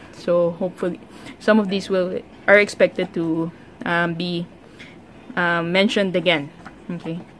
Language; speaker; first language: English; non-native, local second language; Filipino